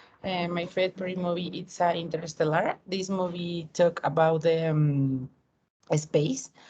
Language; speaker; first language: English; non-native, learner; Spanish